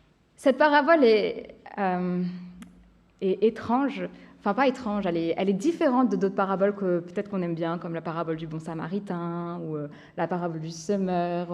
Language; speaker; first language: French; native; French